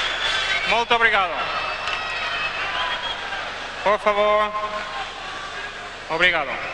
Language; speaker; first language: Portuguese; non-native, learner; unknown